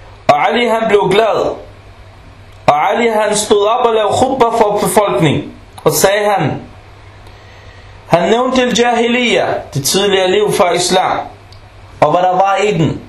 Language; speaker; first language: Danish; non-native, local second language; Arabic